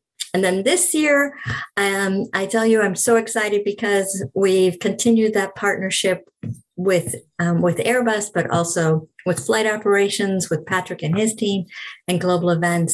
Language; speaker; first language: English; native; English